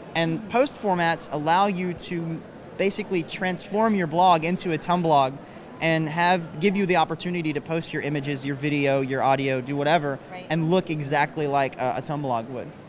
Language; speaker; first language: English; native; English